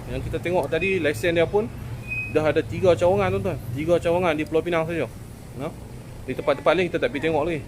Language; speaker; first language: Malay; native; Malay